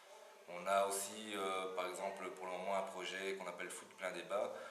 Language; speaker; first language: French; native; French